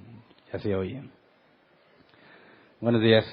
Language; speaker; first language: Spanish; native; Spanish